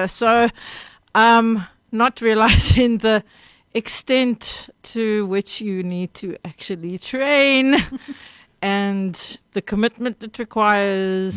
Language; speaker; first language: English; native; English